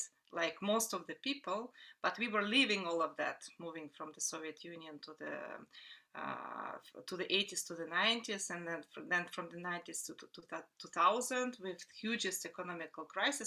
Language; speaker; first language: English; non-native, fluent; Russian